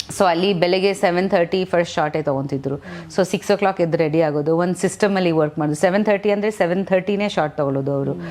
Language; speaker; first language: Kannada; non-native, fluent; Bangla